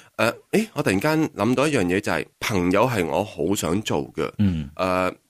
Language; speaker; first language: Cantonese; native; Cantonese